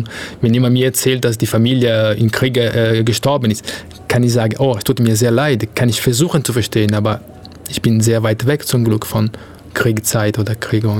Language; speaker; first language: German; non-native, fluent; Italian